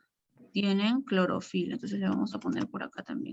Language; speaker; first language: Spanish; native; Spanish